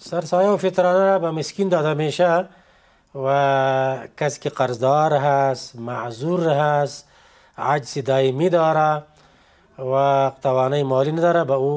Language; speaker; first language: Persian; native; Persian